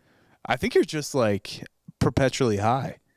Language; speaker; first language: English; native; English